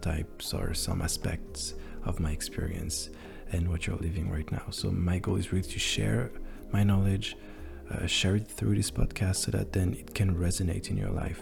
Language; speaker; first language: English; non-native, fluent; French